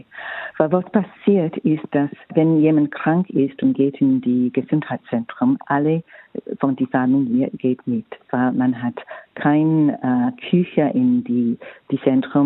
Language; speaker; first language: German; non-native, fluent; English